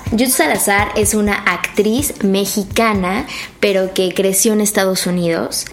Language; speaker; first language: Spanish; native; Spanish